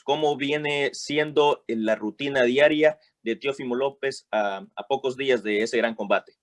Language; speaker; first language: Spanish; native; Spanish